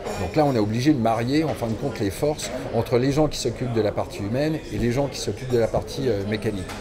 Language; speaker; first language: French; native; French